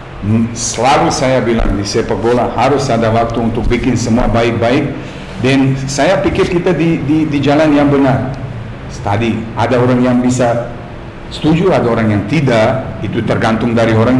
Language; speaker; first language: Indonesian; non-native, fluent; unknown